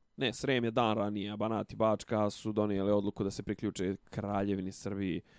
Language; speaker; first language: Bosnian; native; Bosnian